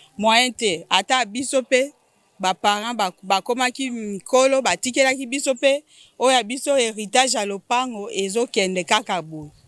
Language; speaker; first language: Lingala; native; Lingala